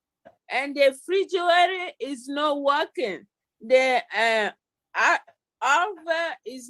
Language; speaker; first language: English; non-native, learner; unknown